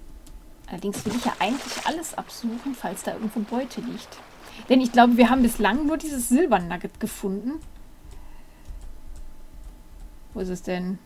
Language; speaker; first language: German; native; German